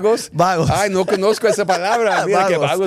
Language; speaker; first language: Spanish; early bilingual, heritage; English